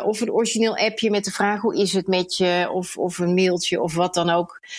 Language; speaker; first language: Dutch; native; Dutch